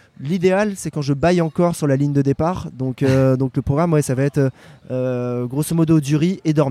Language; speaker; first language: French; native; French